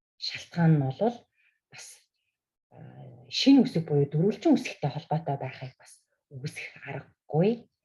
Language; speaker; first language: Mongolian; native; Mongolian